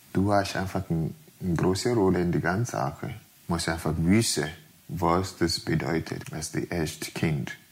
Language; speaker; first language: German; non-native, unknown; Yoruba